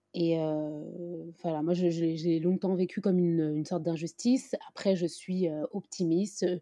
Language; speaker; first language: French; native; French